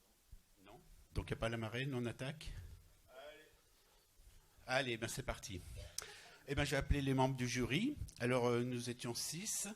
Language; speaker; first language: French; native; French